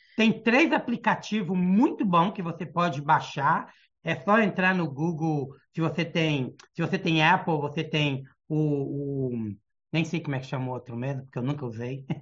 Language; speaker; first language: Portuguese; early bilingual, heritage; Portuguese